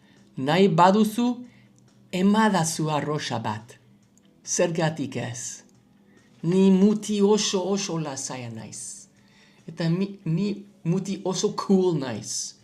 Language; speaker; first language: Basque; non-native, learner; English